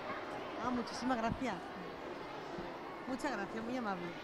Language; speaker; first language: Spanish; native; Spanish